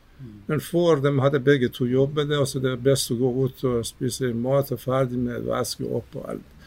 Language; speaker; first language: Norwegian; non-native, fluent; Persian